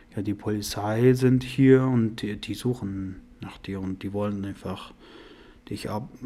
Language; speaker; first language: German; non-native, fluent; Persian